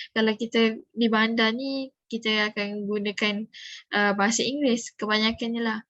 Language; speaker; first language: Malay; native; Malay